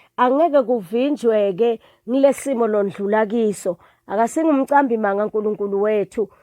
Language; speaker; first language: Zulu; non-native, local second language; Swati